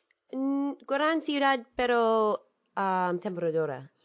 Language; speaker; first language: Spanish; non-native, learner; English